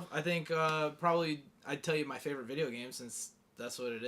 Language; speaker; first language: English; native; English